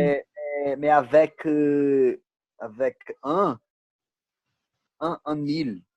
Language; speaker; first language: French; non-native, learner; Portuguese